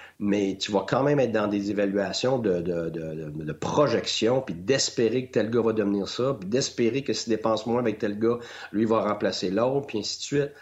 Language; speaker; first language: French; native; French